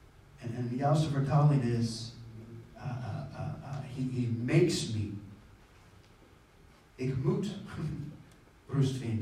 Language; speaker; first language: Dutch; non-native, fluent; English